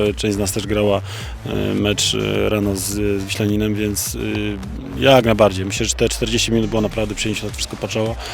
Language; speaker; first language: Polish; native; Polish